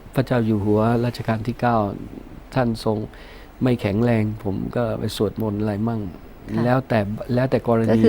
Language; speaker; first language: Thai; early bilingual, other home language; Punjabi